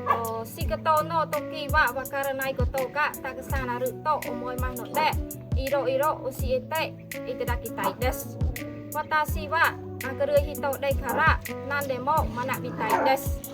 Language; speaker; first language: Japanese; non-native, learner; Khmer